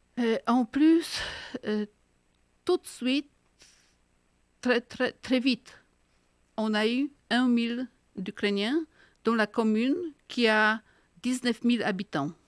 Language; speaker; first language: French; non-native, fluent; Polish